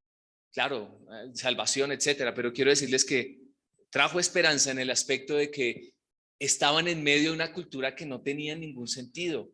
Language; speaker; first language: Spanish; native; Spanish